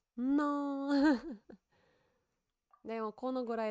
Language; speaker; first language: Japanese; non-native, learner; Russian